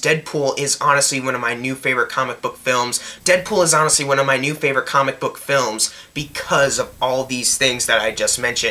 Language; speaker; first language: English; native; English